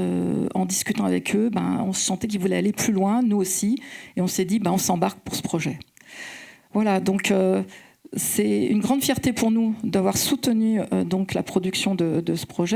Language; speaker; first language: French; native; French